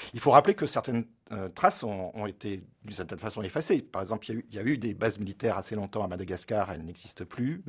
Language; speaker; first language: French; native; French